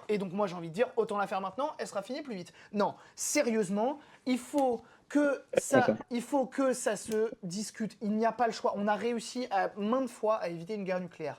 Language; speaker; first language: French; native; French